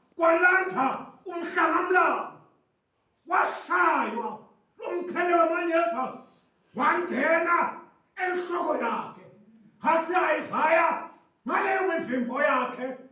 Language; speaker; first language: Zulu; non-native, local second language; Swati